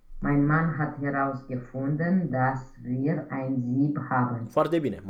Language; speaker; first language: German; non-native, learner; Romanian